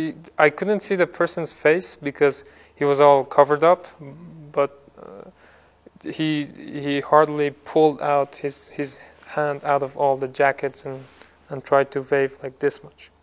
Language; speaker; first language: English; non-native, fluent; Persian